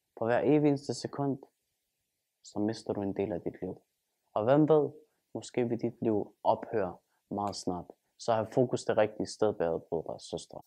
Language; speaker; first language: Danish; early bilingual, other home language; Turkish